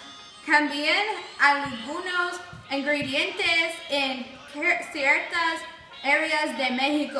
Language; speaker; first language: Spanish; non-native, learner; English